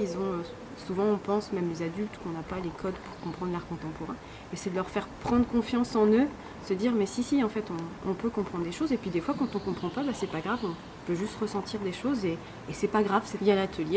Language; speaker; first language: French; native; French